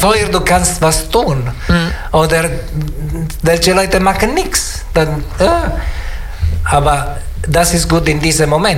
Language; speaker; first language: German; non-native, learner; Italian